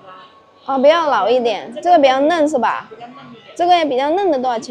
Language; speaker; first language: Chinese; non-native, fluent; Indonesian